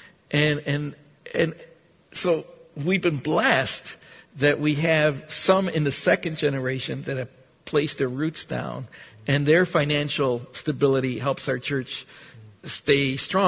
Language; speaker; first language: English; early bilingual, other home language; Spanish